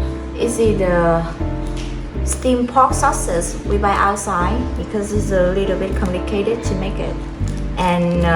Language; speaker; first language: English; non-native, fluent; Vietnamese